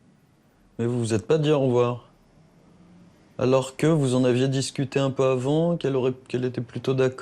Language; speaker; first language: French; native; French